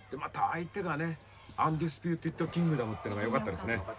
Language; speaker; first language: Japanese; native; Japanese